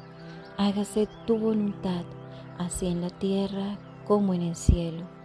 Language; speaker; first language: Spanish; native; Spanish